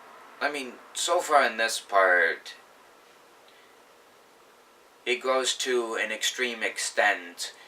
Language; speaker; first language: English; native; English